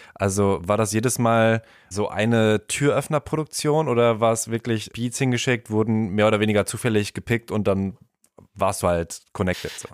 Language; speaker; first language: German; native; German